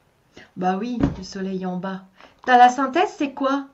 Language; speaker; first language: French; native; French